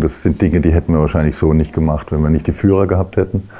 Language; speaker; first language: German; native; German